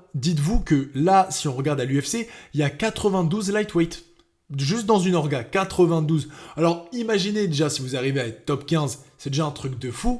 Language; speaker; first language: French; native; French